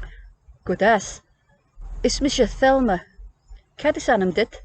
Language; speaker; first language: Irish; non-native, learner; English